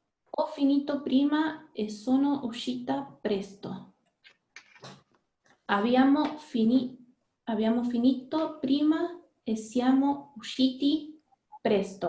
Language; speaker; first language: Italian; non-native, learner; Spanish